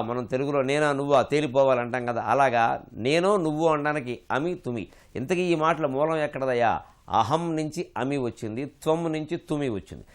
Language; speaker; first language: Telugu; native; Telugu